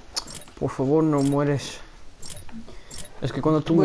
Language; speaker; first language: Spanish; non-native, learner; English